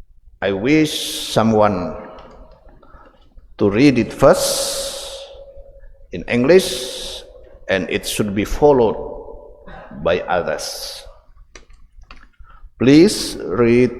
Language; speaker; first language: English; non-native, fluent; Indonesian